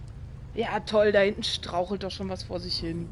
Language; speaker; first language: German; native; German